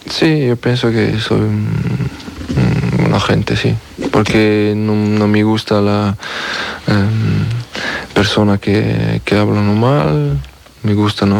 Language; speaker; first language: Spanish; non-native, learner; French